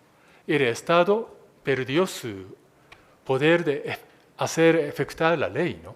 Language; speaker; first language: Spanish; non-native, fluent; Japanese